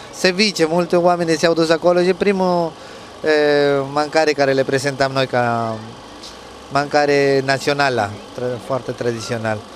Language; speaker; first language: Romanian; non-native, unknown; Spanish